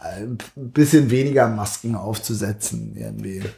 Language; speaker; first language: German; native; German